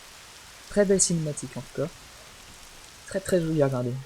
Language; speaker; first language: French; native; French